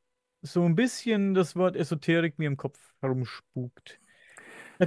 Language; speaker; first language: German; native; German